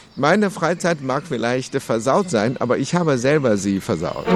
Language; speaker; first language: German; non-native, fluent; Chinese